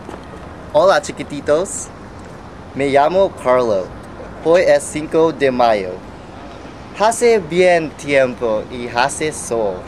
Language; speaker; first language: Spanish; non-native, learner; English